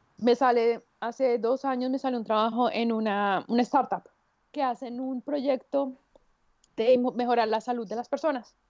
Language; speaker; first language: Spanish; native; Spanish